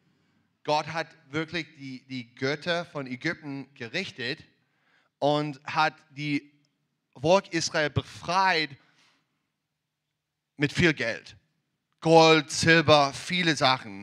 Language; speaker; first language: German; non-native, fluent; English